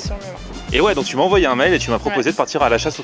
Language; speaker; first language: French; native; French